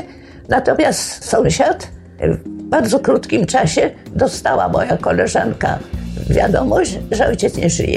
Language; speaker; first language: Polish; native; Polish